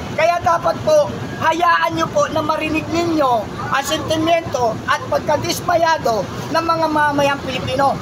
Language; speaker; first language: Filipino; native; Filipino